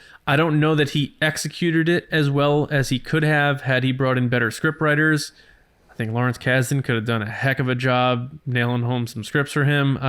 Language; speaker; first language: English; native; English